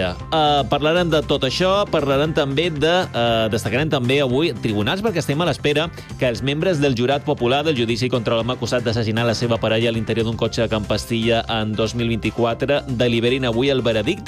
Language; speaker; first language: Catalan; native; Catalan